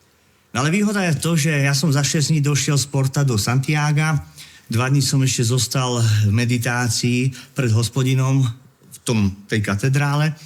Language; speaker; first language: Slovak; native; Slovak